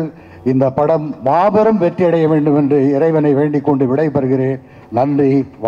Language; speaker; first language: Tamil; native; Tamil